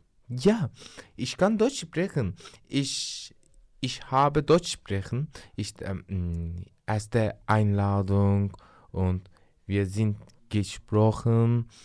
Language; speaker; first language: German; non-native, learner; Turkish